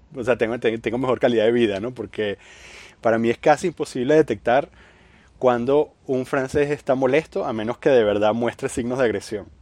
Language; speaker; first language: Spanish; native; Spanish